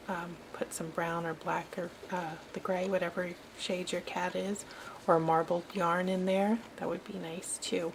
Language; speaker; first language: English; native; English